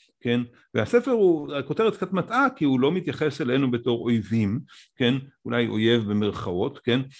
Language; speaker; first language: Hebrew; native; Hebrew